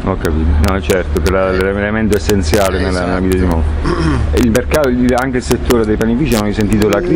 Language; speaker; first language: Italian; native; Italian